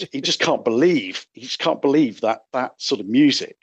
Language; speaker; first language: English; native; English